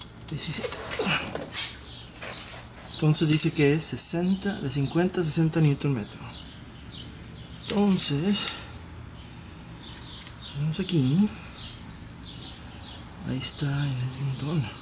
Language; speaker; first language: Spanish; native; Spanish